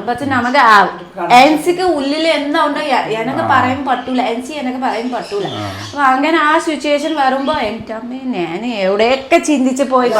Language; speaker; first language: Malayalam; non-native, fluent; Nepali